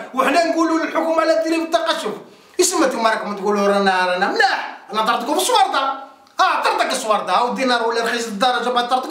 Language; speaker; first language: Arabic; native; Arabic